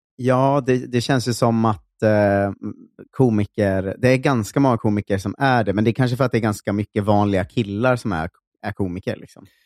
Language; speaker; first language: Swedish; native; Swedish